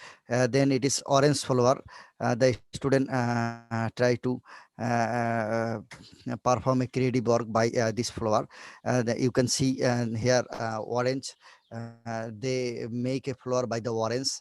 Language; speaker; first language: English; non-native, local second language; Bangla